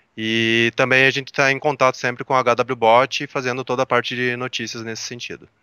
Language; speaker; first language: Portuguese; native; Portuguese